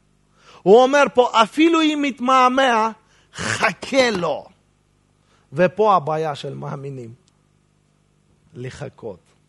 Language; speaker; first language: Hebrew; non-native, fluent; Russian